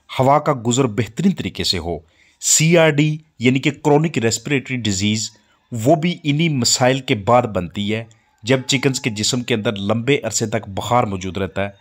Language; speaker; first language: Urdu; non-native, local second language; Punjabi